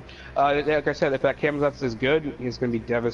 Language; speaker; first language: English; native; English